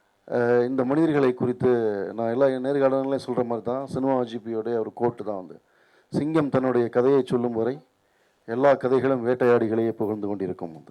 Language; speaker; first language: Tamil; native; Tamil